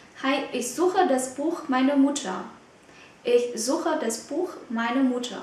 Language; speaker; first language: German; non-native, fluent; Vietnamese